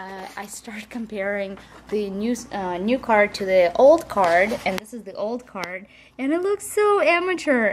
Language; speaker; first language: English; non-native, fluent; Russian